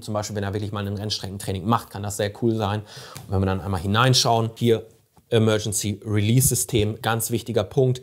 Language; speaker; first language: German; native; German